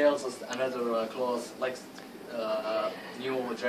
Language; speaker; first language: English; non-native, learner; Arabic